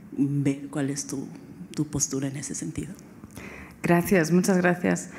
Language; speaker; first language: Spanish; non-native, fluent; Portuguese